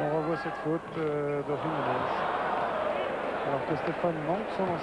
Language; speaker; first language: French; native; French